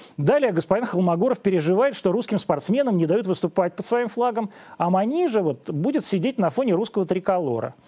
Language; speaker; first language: Russian; native; Russian